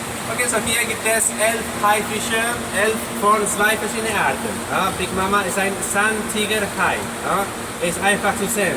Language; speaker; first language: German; non-native, learner; Spanish